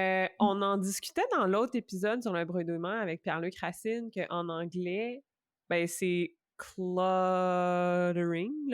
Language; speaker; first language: French; native; French